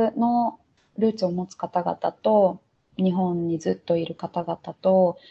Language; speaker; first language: Japanese; early bilingual, heritage; Japanese